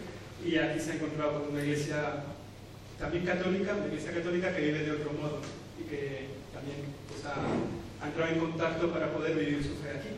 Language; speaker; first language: Spanish; native; Spanish